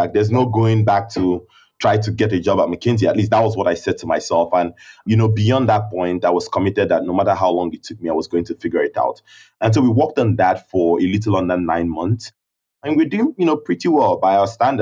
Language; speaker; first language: English; non-native, local second language; Igbo